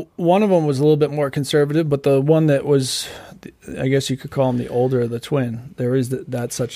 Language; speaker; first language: English; native; English